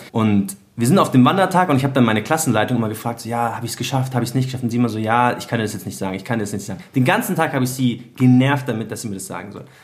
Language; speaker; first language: German; early bilingual, other home language; Arabic